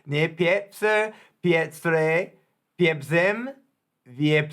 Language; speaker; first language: Polish; non-native, learner; English